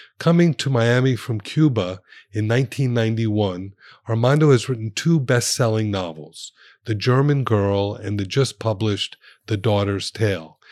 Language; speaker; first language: English; native; English